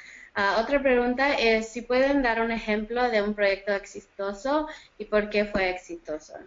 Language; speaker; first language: Spanish; early bilingual, heritage; Spanish